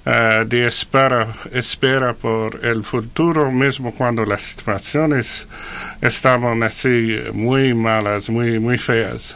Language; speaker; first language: Spanish; non-native, fluent; French